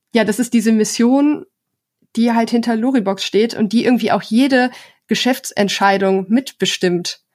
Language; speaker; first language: German; native; German